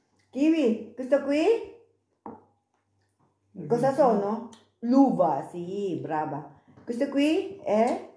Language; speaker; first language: Italian; non-native, learner; Filipino